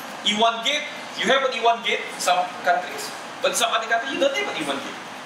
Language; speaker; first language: English; non-native, fluent; Indonesian